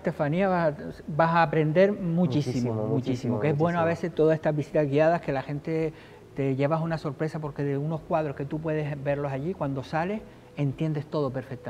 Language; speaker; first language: Spanish; native; Spanish